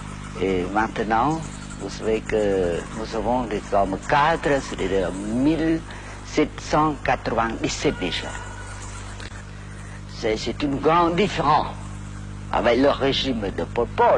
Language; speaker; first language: French; non-native, local second language; Khmer